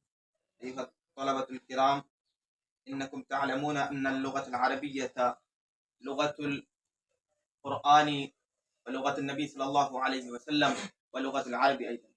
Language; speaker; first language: Arabic; non-native, fluent; Bangla